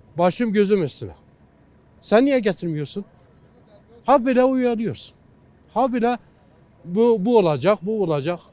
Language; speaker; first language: Turkish; non-native, local second language; Kurdish